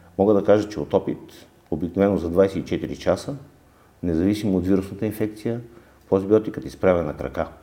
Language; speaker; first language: Bulgarian; native; Bulgarian